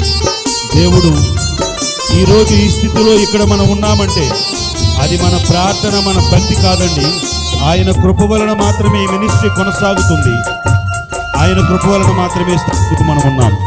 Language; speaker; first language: Telugu; native; Telugu